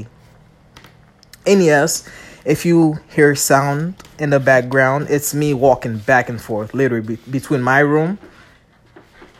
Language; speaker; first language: English; native; English